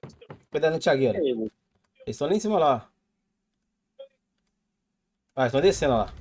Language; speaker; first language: Portuguese; native; Portuguese